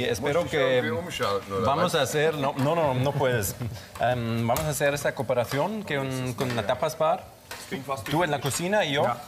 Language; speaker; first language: Spanish; non-native, learner; German